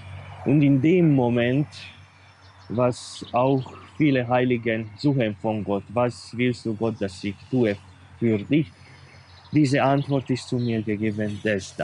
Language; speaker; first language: German; non-native, fluent; Hungarian